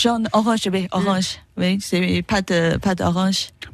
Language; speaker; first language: French; non-native, learner; Chinese